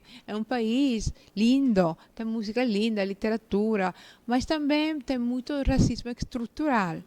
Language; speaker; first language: Portuguese; non-native, fluent; Italian